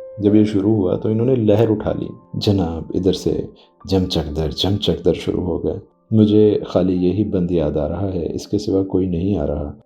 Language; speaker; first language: Urdu; non-native, local second language; Punjabi